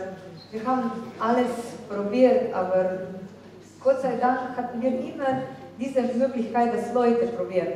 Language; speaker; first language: German; non-native, fluent; Slovenian